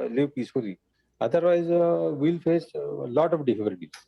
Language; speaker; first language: English; non-native, local second language; Marathi